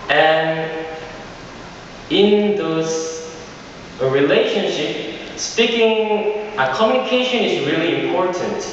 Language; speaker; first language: English; non-native, fluent; Korean